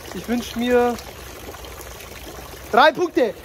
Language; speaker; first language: German; native; German